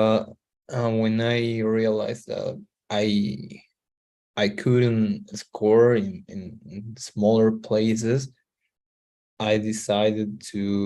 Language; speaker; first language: English; non-native, learner; Spanish